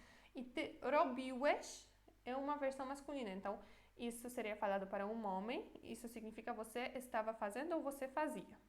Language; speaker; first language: Portuguese; non-native, fluent; Polish